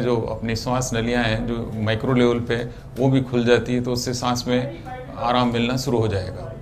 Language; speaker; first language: Hindi; native; Hindi